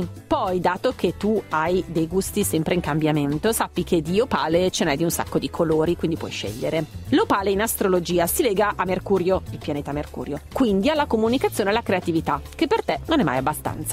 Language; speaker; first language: Italian; native; Italian